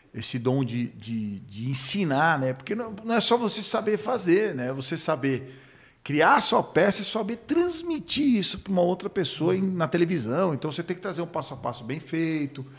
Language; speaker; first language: Portuguese; early bilingual, other home language; Hebrew